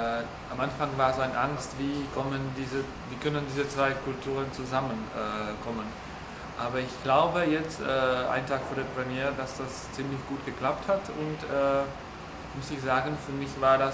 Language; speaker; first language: German; non-native, fluent; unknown